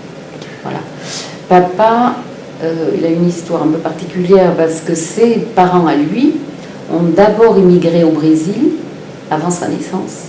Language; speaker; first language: French; early bilingual, other home language; Italian